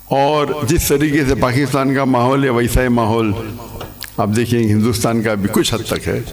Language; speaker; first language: Urdu; non-native, local second language; English